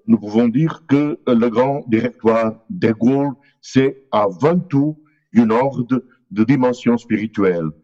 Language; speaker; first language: French; non-native, learner; Portuguese